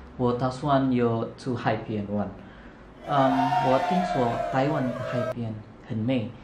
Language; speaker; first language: Chinese; non-native, learner; Indonesian